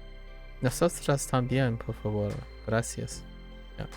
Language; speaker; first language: Spanish; non-native, learner; English